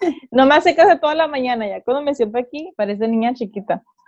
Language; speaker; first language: Spanish; early bilingual, heritage; Spanish